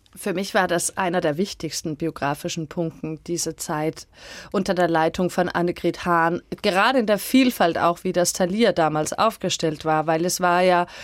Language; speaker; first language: German; non-native, fluent; Danish